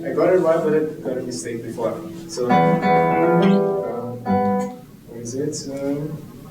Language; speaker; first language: English; non-native, fluent; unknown